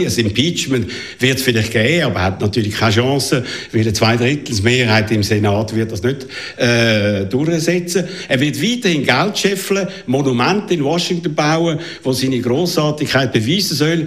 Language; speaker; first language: German; native; German